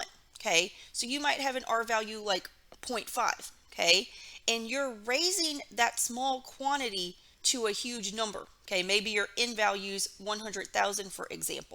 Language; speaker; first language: English; native; English